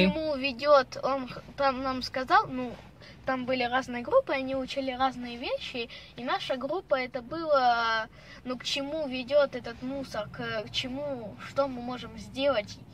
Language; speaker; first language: Russian; early bilingual, heritage; Russian